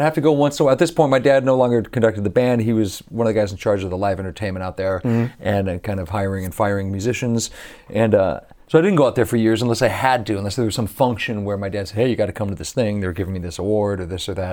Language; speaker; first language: English; native; English